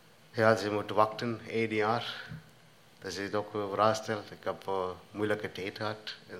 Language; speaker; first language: Dutch; non-native, learner; Tamil